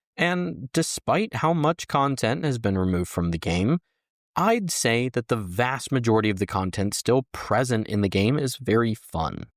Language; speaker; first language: English; native; English